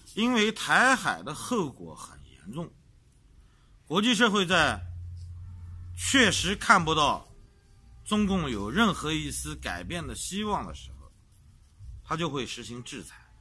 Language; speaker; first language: Chinese; native; Chinese